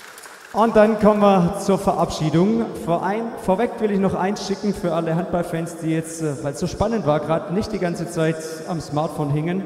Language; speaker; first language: German; native; German